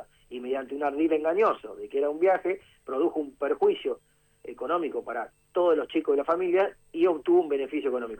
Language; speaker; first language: Spanish; native; Spanish